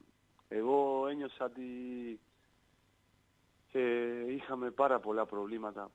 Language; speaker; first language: Greek; non-native, learner; Spanish